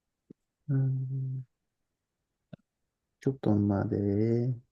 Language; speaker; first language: Japanese; non-native, learner; English